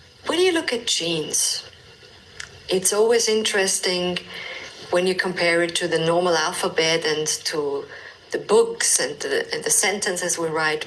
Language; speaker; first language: English; non-native, fluent; German